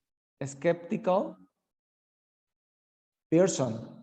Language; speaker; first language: English; non-native, learner; Spanish